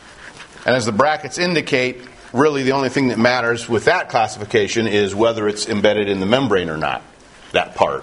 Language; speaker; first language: English; native; English